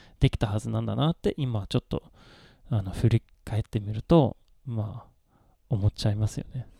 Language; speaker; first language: Japanese; non-native, fluent; Swedish